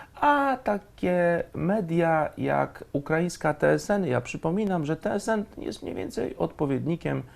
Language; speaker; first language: Polish; native; Polish